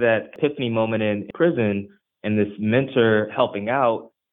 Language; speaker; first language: English; early bilingual, other home language; Haitian Creole